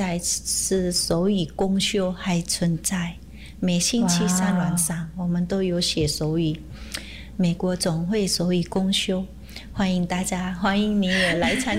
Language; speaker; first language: Chinese; non-native, fluent; Indonesian